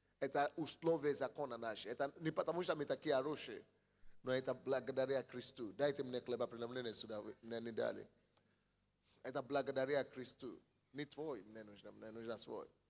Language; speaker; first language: Russian; non-native, fluent; Yoruba